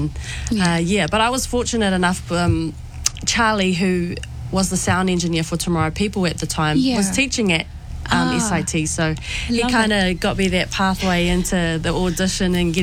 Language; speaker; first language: English; native; English